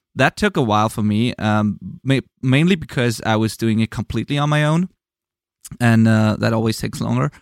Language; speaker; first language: English; non-native, fluent; German